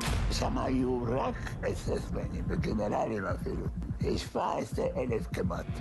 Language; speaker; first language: Hebrew; non-native, fluent; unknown